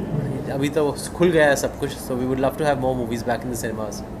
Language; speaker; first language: Hindi; native; Hindi